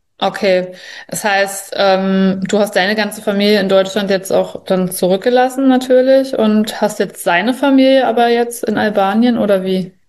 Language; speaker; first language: German; native; German